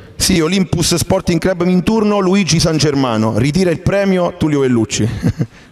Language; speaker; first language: Italian; native; Italian